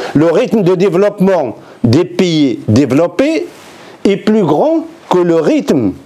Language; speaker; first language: French; non-native, local second language; Arabic